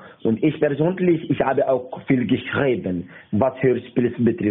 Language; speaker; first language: German; non-native, learner; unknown